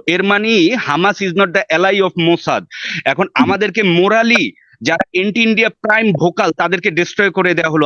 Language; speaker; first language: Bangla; native; Bangla